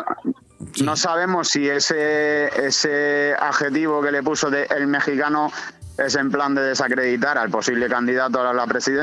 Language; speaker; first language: Spanish; native; Spanish